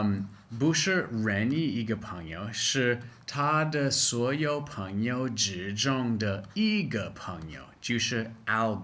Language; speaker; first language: Chinese; non-native, fluent; English